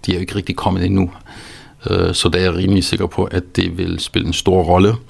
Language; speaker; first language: Danish; non-native, fluent; German